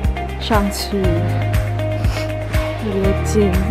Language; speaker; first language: Chinese; native; Chinese